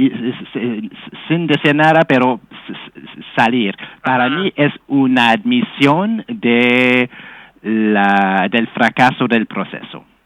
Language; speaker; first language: Spanish; non-native, fluent; English